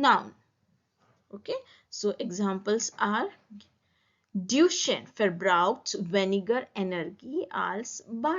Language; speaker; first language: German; non-native, learner; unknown